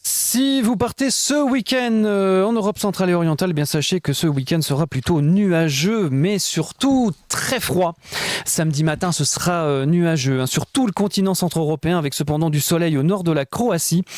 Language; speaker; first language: French; native; French